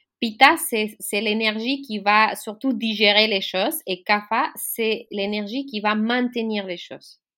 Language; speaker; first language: French; non-native, fluent; Spanish